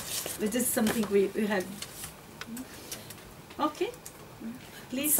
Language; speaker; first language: English; non-native, learner; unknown